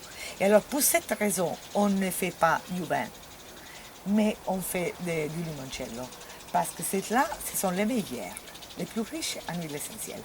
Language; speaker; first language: French; non-native, fluent; Italian